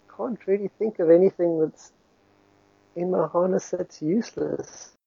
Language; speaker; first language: English; native; English